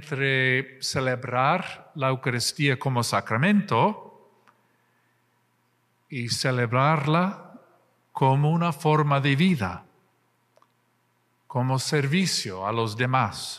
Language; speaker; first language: Spanish; non-native, fluent; English